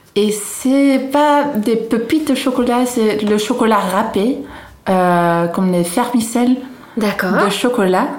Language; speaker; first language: French; non-native, fluent; Dutch